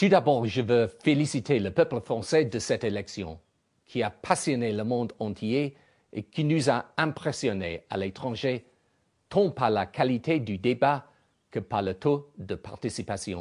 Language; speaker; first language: French; non-native, fluent; English